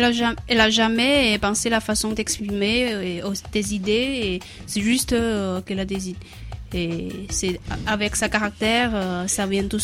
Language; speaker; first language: French; non-native, learner; Chinese